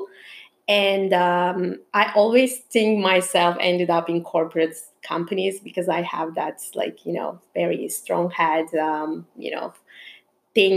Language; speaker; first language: English; non-native, fluent; Turkish